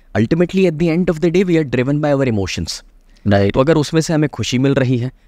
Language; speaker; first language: Hindi; native; Hindi